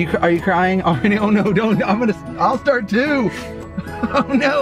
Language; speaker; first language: English; native; English